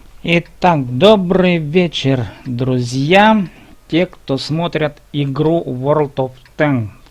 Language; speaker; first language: Russian; native; Russian